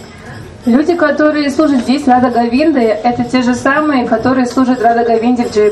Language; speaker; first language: Russian; native; Russian